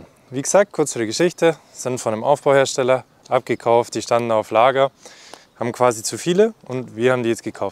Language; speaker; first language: German; native; German